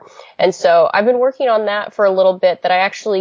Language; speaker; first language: English; native; English